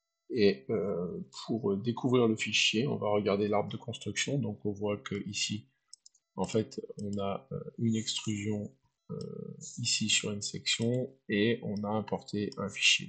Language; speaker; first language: French; native; French